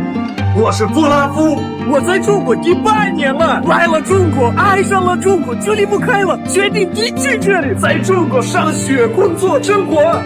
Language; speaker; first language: Chinese; non-native, fluent; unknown